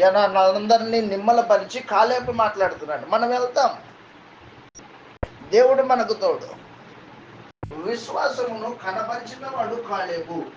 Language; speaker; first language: Telugu; native; Telugu